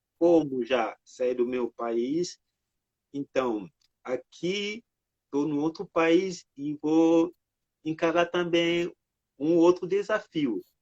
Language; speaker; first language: Portuguese; non-native, fluent; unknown